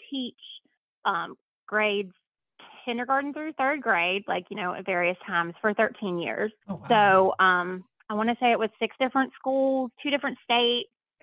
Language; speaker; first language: English; native; English